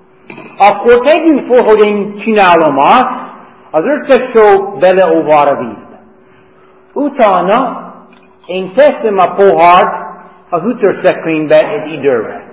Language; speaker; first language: Hungarian; non-native, learner; English